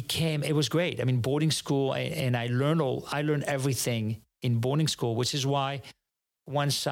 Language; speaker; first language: English; non-native, fluent; French